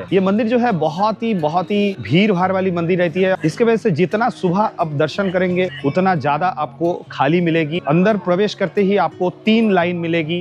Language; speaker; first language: Hindi; non-native, local second language; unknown